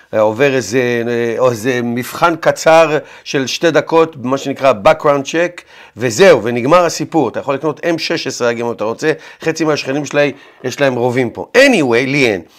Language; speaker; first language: Hebrew; native; Hebrew